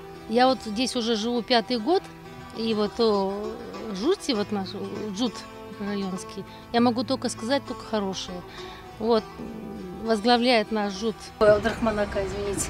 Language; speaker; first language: Russian; non-native, local second language; Uyghur